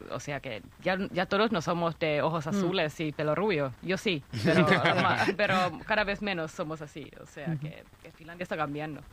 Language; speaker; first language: Spanish; non-native, fluent; Finnish